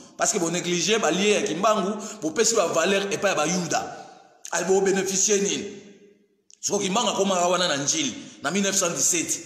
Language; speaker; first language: Lingala; non-native, local second language; Kongo